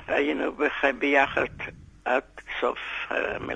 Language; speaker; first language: Hebrew; non-native, fluent; Yiddish